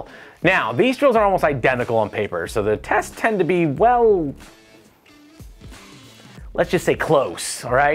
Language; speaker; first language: English; native; English